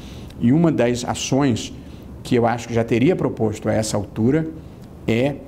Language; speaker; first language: Portuguese; native; Portuguese